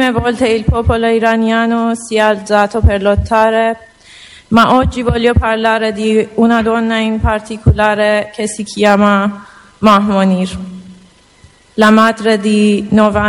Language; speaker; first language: Italian; non-native, learner; Persian